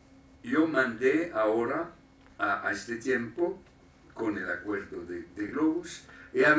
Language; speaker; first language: Spanish; non-native, fluent; French